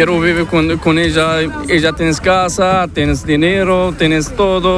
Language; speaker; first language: Spanish; non-native, learner; Arabic